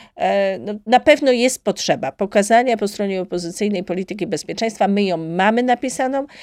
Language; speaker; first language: Polish; native; Polish